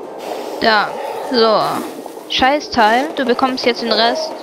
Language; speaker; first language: German; native; German